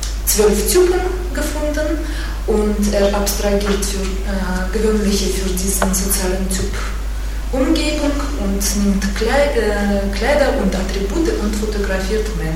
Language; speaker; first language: German; non-native, fluent; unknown